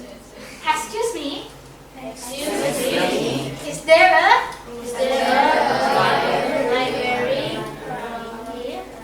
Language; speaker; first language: English; non-native, fluent; Indonesian